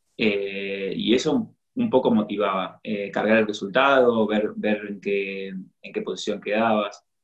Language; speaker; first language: Spanish; native; Spanish